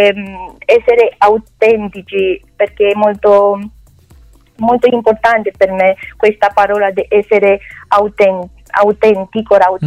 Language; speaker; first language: Italian; non-native, learner; Romanian